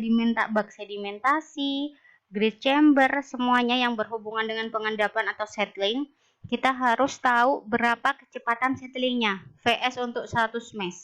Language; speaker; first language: Indonesian; native; Indonesian